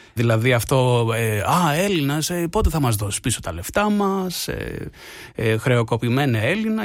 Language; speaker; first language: Greek; early bilingual, heritage; Greek